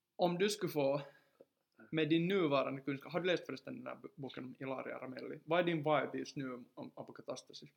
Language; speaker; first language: Swedish; native; Swedish